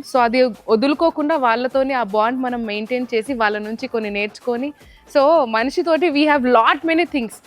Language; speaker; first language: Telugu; native; Telugu